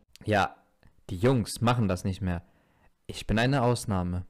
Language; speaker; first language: German; native; German